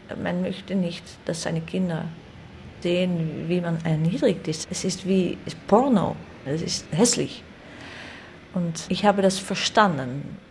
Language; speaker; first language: German; non-native, fluent; Dutch